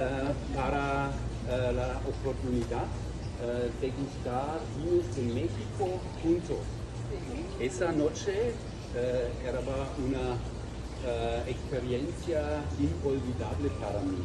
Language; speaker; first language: Spanish; non-native, learner; German